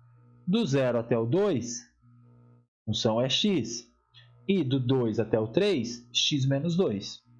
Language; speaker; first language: Portuguese; native; Portuguese